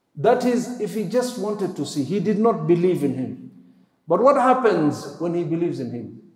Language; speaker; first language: English; non-native, local second language; Swahili